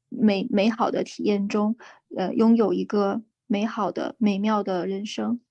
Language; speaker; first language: Chinese; native; Chinese